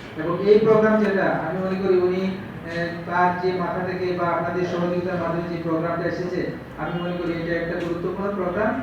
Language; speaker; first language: Bangla; native; Bangla